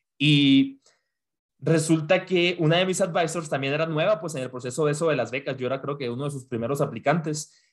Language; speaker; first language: Spanish; native; Spanish